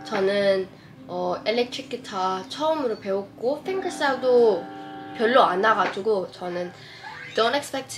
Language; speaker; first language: Korean; non-native, fluent; English